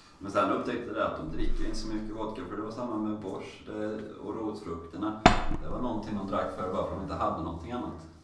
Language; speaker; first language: Swedish; native; Swedish